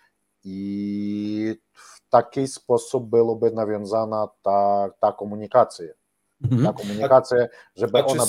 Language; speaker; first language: Polish; non-native, learner; Ukrainian